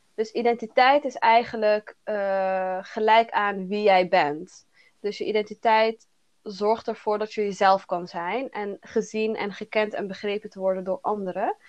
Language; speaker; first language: Dutch; early bilingual, other home language; Somali